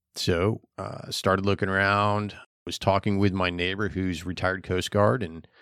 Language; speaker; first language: English; native; English